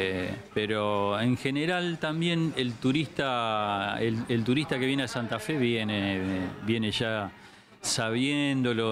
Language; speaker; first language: Spanish; native; Spanish